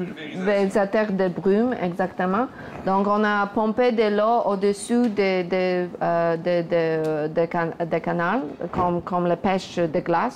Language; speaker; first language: French; non-native, fluent; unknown